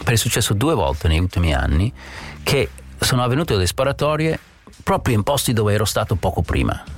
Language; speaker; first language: Italian; non-native, fluent; English